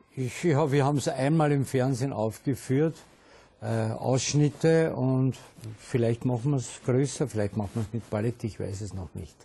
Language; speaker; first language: German; native; German